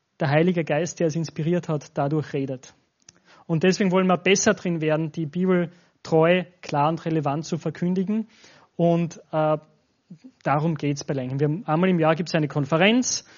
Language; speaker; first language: German; native; German